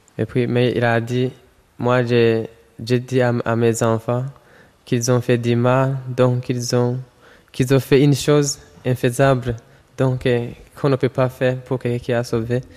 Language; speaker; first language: French; non-native, local second language; Rundi